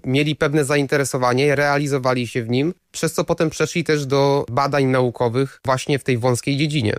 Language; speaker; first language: Polish; native; Polish